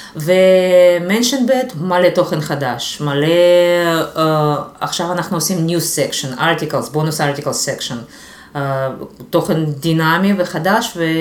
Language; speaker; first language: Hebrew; non-native, fluent; Russian